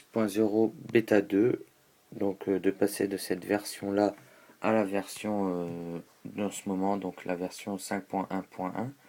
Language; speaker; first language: French; native; French